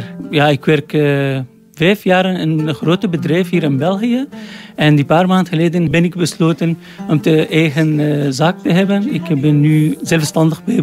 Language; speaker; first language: Dutch; non-native, learner; Arabic